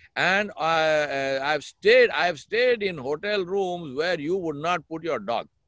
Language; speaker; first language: English; non-native, local second language; Urdu